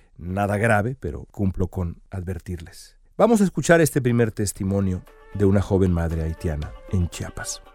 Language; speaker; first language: Spanish; native; Spanish